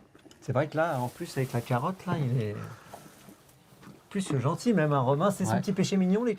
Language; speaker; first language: French; native; French